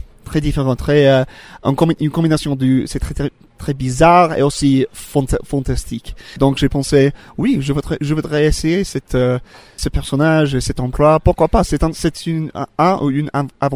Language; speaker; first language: French; non-native, learner; English